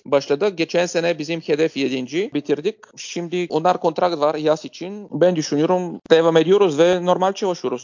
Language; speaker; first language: Turkish; non-native, learner; Bulgarian